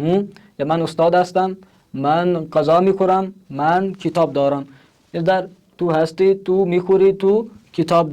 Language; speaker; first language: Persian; non-native, fluent; Urdu